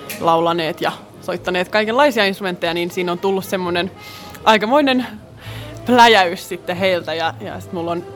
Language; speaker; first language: Finnish; non-native, local second language; Swedish